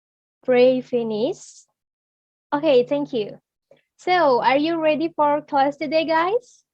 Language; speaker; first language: English; non-native, learner; Indonesian